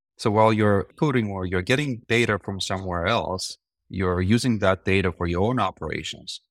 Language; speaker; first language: English; non-native, fluent; Romanian